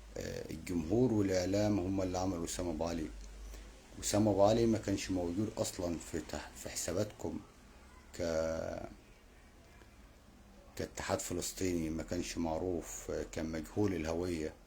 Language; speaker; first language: Arabic; native; Arabic